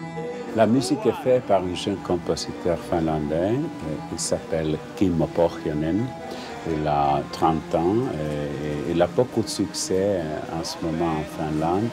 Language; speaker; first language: French; non-native, fluent; Finnish